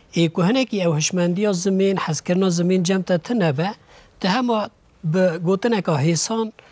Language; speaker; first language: Kurdish; native; Kurdish